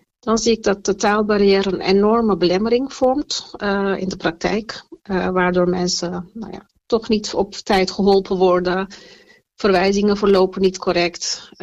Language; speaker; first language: Dutch; early bilingual, other home language; Turkish